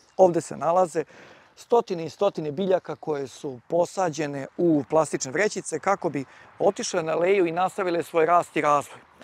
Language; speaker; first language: Croatian; native; Croatian